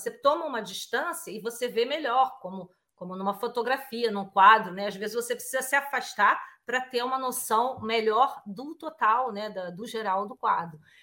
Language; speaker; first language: Portuguese; native; Portuguese